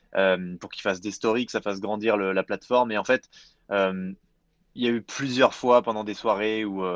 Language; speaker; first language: French; native; French